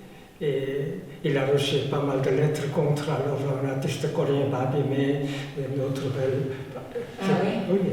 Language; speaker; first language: French; non-native, fluent; Korean